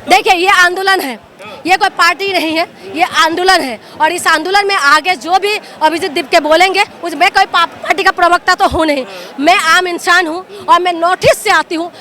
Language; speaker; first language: Hindi; non-native, local second language; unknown